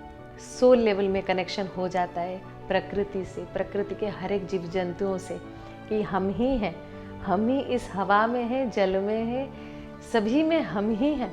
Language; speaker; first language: Hindi; native; Hindi